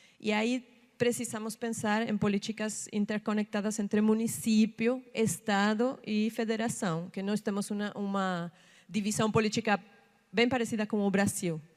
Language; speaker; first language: Portuguese; non-native, fluent; Spanish